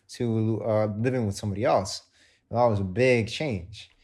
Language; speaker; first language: English; non-native, fluent; Spanish